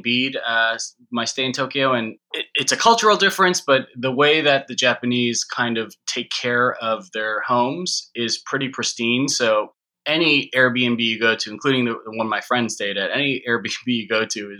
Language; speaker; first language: English; early bilingual, other home language; Japanese